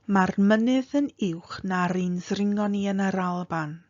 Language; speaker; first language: Welsh; non-native, fluent; English